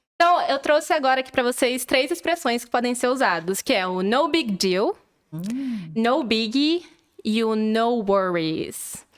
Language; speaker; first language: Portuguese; native; Portuguese